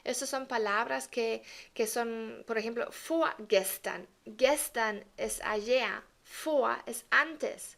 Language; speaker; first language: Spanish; non-native, fluent; German